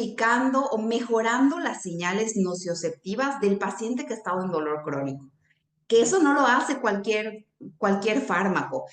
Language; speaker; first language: Spanish; native; Spanish